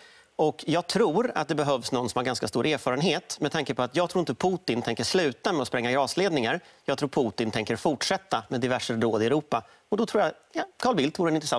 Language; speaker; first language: Swedish; native; Swedish